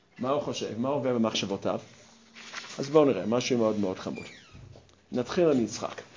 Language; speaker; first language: Hebrew; non-native, fluent; English